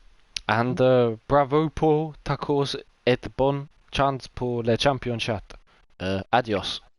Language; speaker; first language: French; non-native, learner; English